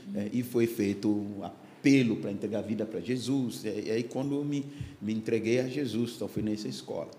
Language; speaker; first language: Portuguese; non-native, fluent; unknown